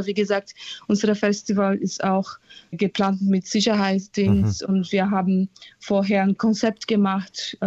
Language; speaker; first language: German; non-native, fluent; Portuguese